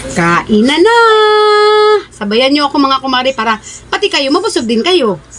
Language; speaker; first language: Filipino; non-native, local second language; Cebuano